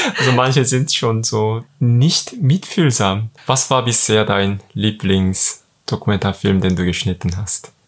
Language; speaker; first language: German; non-native, fluent; Korean